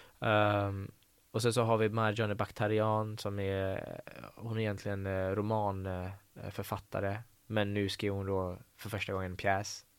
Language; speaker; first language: Swedish; early bilingual, other home language; Persian